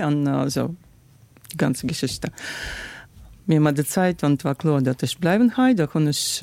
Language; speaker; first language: German; non-native, learner; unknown